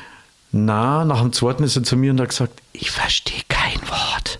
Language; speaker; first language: German; native; German